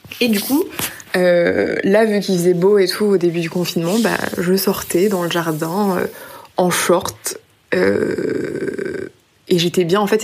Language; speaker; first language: French; native; French